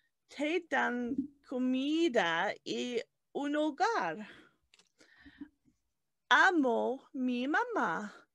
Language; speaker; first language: Spanish; non-native, learner; English